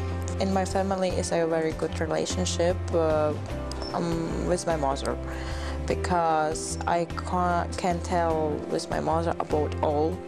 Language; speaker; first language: English; non-native, learner; German